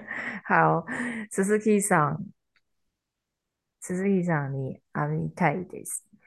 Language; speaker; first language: Japanese; non-native, learner; Chinese